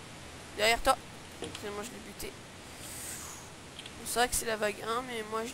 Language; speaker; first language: French; native; French